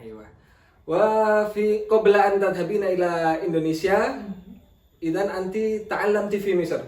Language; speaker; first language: Arabic; non-native, learner; Indonesian